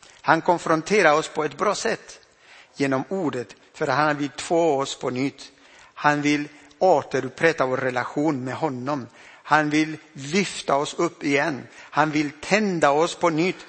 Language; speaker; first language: Swedish; non-native, fluent; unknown